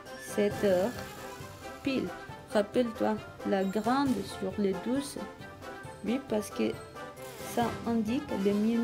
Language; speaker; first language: French; non-native, fluent; Spanish